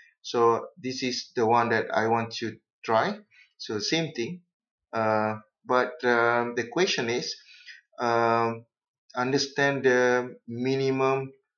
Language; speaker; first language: English; non-native, local second language; Malay